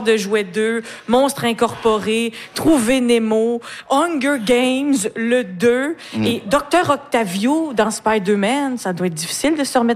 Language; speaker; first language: French; native; French